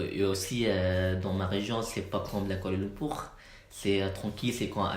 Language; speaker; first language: French; non-native, learner; Malay